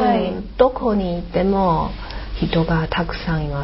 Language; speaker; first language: Japanese; non-native, learner; Chinese